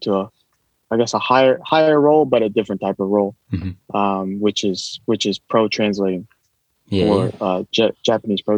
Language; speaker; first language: English; native; English